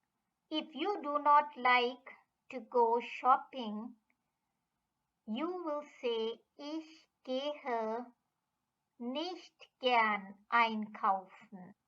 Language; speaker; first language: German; non-native, fluent; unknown